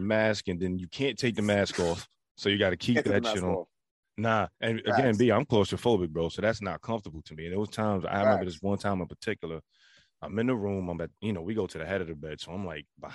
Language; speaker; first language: English; native; English